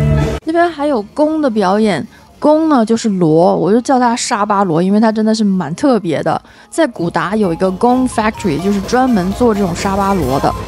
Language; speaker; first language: Chinese; native; Chinese